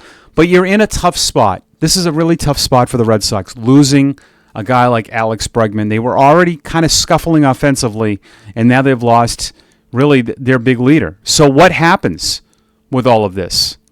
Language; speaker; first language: English; native; English